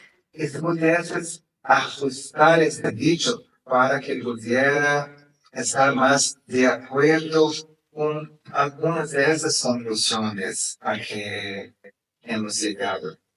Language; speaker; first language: Spanish; non-native, fluent; Portuguese